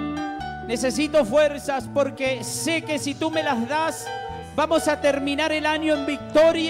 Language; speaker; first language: Spanish; native; Spanish